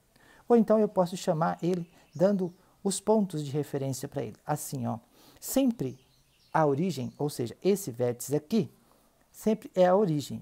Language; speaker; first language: Portuguese; native; Portuguese